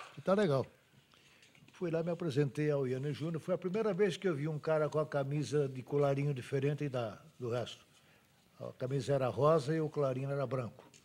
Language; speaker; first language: Portuguese; native; Portuguese